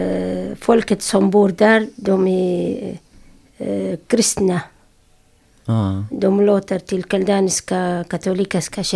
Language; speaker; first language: Swedish; non-native, learner; Syriac